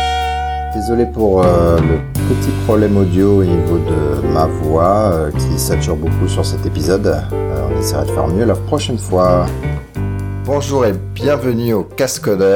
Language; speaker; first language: French; native; French